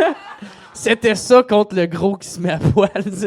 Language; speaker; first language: French; native; French